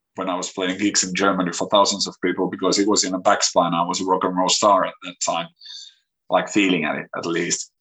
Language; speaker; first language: English; non-native, fluent; Finnish